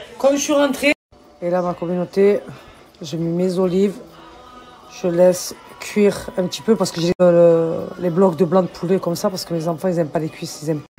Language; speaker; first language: French; early bilingual, other home language; Arabic